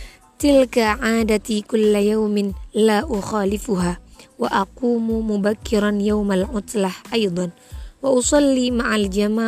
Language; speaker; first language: Arabic; non-native, learner; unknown